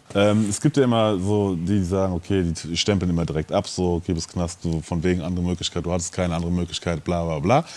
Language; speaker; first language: German; native; German